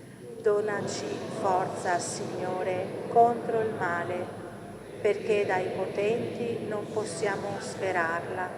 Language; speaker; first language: Italian; native; Italian